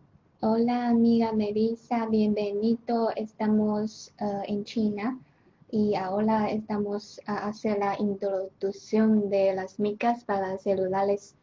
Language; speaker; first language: Spanish; non-native, learner; Chinese